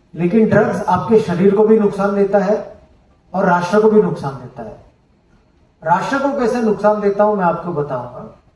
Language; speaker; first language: Hindi; non-native, local second language; Marathi